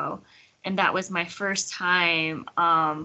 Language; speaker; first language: English; native; English